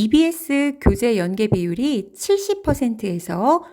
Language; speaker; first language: Korean; native; Korean